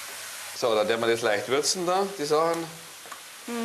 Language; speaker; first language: German; native; German